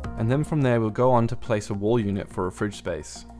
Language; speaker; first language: English; native; English